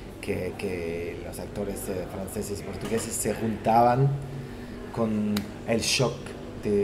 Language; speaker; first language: Spanish; non-native, fluent; Portuguese